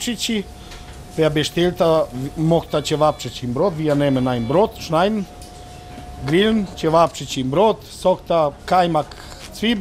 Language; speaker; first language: German; non-native, learner; Serbian